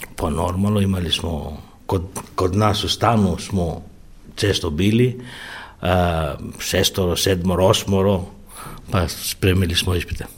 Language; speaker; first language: Serbian; non-native, fluent; Greek